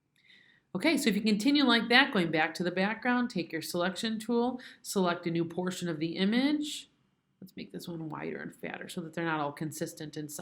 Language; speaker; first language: English; native; English